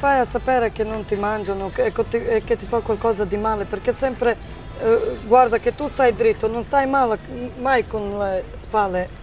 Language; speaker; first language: Italian; non-native, learner; Serbian